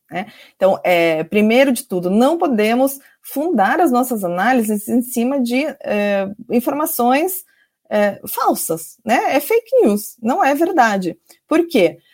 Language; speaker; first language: Portuguese; non-native, fluent; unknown